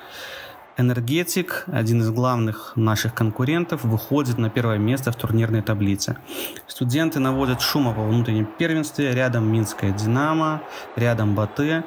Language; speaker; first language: Russian; native; Russian